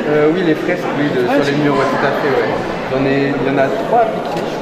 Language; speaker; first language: French; native; French